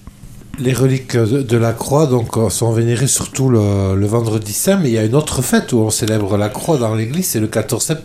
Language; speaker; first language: French; native; French